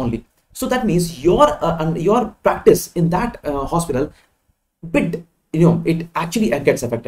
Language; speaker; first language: English; non-native, local second language; Hindi